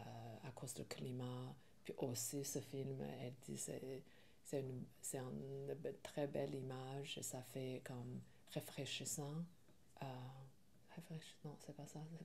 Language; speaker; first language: French; non-native, learner; Chinese